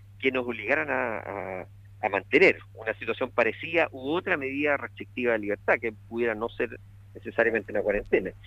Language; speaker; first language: Spanish; native; Spanish